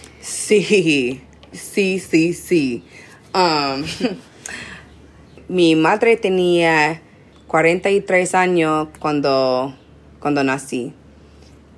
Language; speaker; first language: Spanish; non-native, learner; English